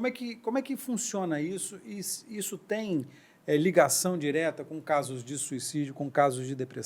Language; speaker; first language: Portuguese; native; Portuguese